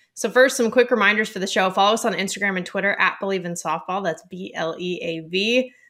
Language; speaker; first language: English; native; English